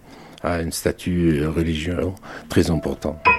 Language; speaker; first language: French; non-native, local second language; Arabic